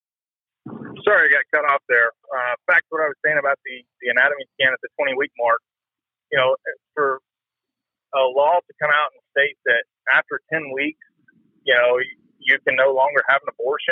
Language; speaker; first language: English; native; English